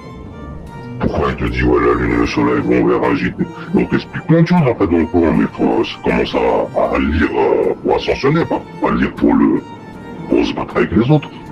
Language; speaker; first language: French; native; French